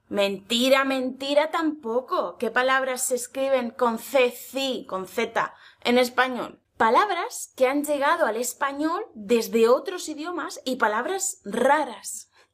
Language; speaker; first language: Spanish; native; Spanish